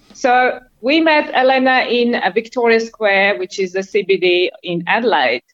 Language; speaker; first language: English; non-native, fluent; Armenian